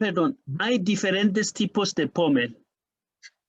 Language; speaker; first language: Spanish; non-native, fluent; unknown